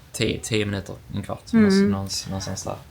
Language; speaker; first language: Swedish; native; Swedish